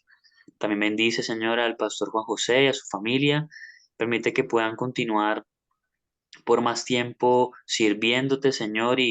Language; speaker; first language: Spanish; native; Spanish